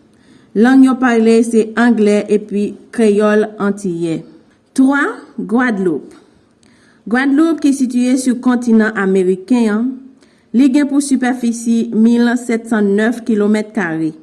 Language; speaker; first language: French; non-native, learner; Haitian Creole